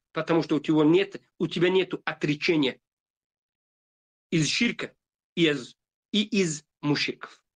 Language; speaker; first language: Russian; non-native, fluent; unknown